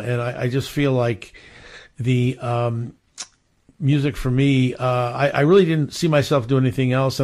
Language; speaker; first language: English; native; English